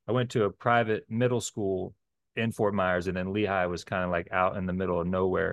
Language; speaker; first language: English; native; English